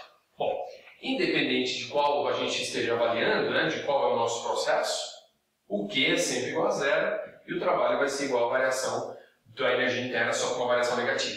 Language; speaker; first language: Portuguese; native; Portuguese